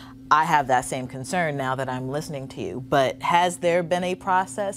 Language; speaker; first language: English; native; English